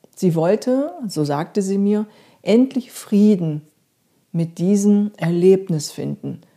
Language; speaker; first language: German; non-native, fluent; Korean